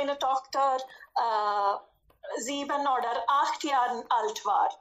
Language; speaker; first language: German; non-native, fluent; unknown